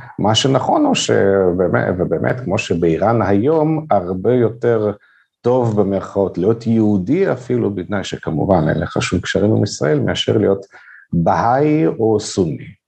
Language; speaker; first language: Hebrew; non-native, fluent; Russian